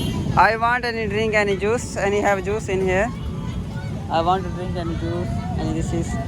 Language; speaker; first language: English; non-native, learner; Saraiki